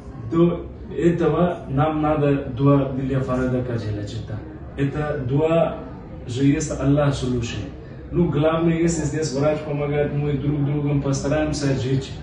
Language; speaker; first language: Russian; non-native, learner; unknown